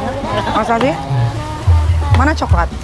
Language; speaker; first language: Indonesian; native; Indonesian